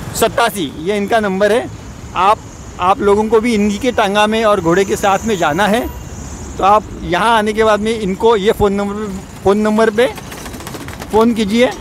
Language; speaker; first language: Hindi; non-native, local second language; Marathi